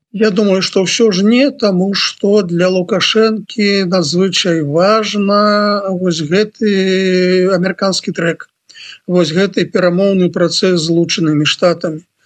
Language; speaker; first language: Belarusian; non-native, local second language; Russian